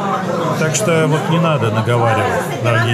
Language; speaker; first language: Russian; native; Russian